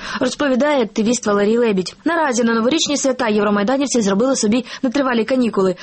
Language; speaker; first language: Ukrainian; native; Ukrainian